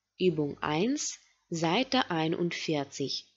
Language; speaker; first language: German; non-native, fluent; Russian